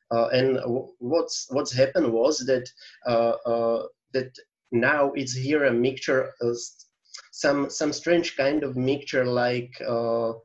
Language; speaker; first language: English; non-native, fluent; Slovak